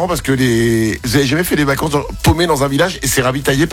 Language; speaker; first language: French; native; French